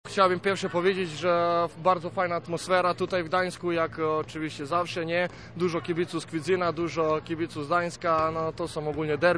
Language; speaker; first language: Polish; non-native, fluent; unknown